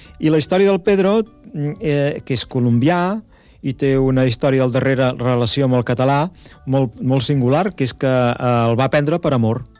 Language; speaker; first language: Catalan; native; Catalan